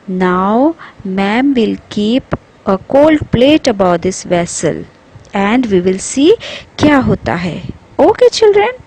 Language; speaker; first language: English; non-native, local second language; Hindi